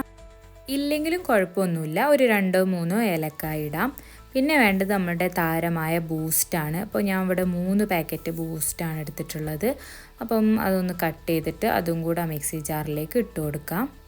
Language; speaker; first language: Malayalam; native; Malayalam